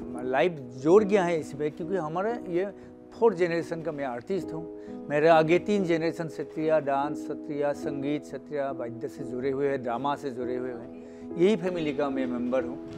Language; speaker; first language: Hindi; non-native, local second language; Assamese